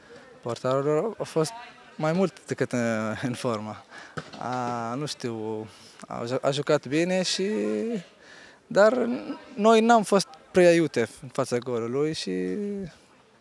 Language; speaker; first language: Romanian; non-native, fluent; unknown